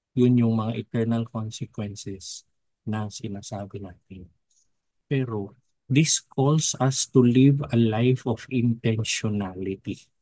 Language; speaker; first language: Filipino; non-native, local second language; Iloko